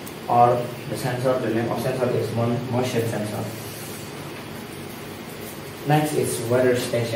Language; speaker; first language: English; non-native, learner; Indonesian